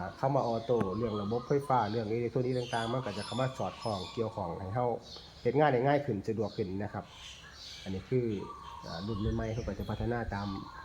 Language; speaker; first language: Thai; native; Thai